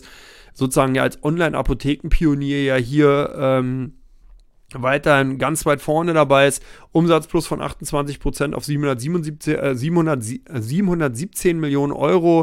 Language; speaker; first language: German; native; German